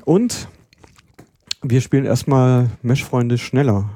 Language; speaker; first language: German; native; German